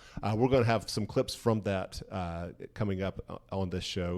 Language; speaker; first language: English; native; English